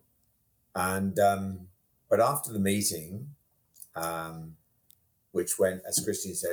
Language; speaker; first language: English; native; English